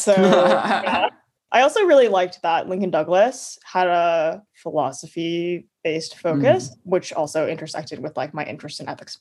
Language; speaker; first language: English; native; English